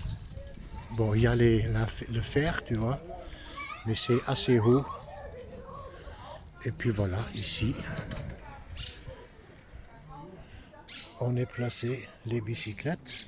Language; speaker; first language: French; non-native, fluent; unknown